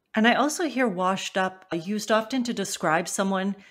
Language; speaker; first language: English; native; English